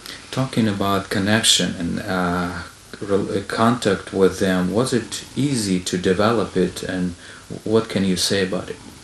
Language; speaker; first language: English; non-native, fluent; Ukrainian